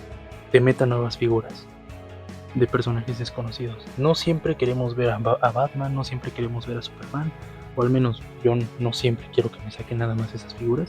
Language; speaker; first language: Spanish; native; Spanish